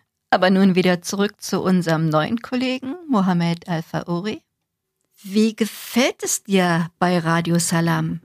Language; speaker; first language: German; native; German